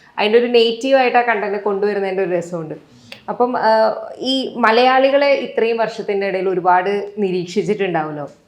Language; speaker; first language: Malayalam; native; Malayalam